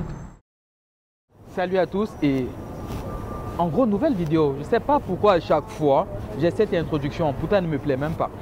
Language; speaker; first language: French; native; French